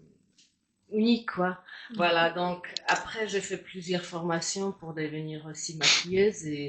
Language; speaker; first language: French; non-native, fluent; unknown